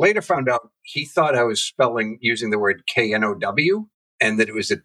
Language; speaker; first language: English; native; English